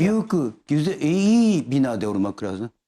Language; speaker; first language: Turkish; non-native, learner; Japanese